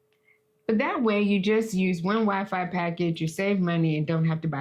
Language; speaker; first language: English; native; English